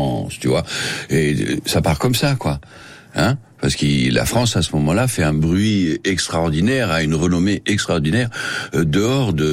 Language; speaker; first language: French; non-native, local second language; Spanish